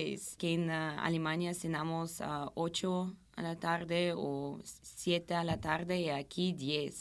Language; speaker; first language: Spanish; non-native, learner; Russian